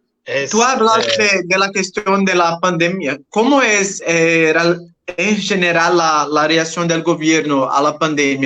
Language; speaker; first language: Spanish; non-native, learner; Portuguese